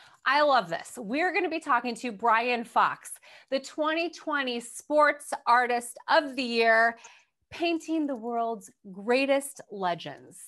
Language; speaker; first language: English; native; English